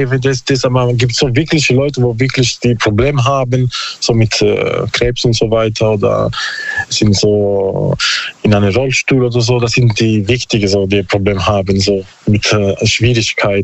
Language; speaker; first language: German; non-native, learner; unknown